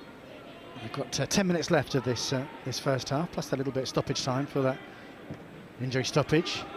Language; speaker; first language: English; native; English